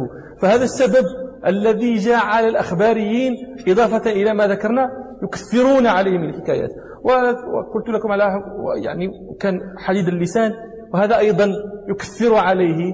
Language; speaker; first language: Arabic; native; Arabic